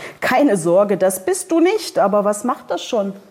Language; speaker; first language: German; native; German